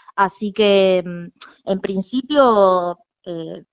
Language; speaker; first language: Spanish; native; Spanish